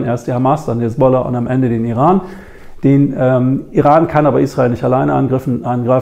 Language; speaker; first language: German; native; German